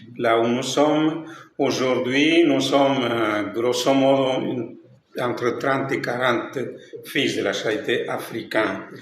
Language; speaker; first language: French; non-native, fluent; Spanish